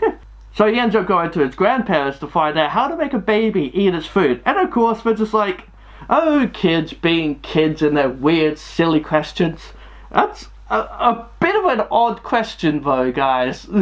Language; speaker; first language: English; native; English